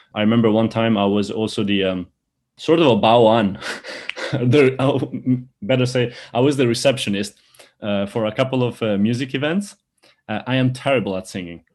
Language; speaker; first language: English; early bilingual, other home language; Albanian